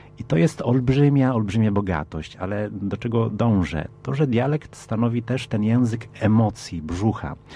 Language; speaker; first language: Polish; non-native, fluent; Italian